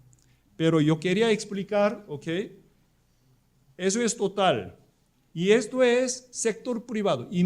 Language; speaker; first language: Spanish; non-native, fluent; Korean